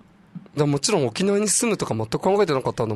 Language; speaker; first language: Japanese; native; Japanese